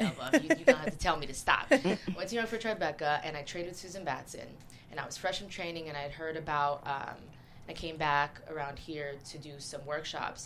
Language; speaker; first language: English; native; English